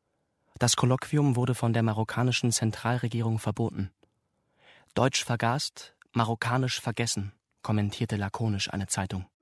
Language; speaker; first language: German; native; German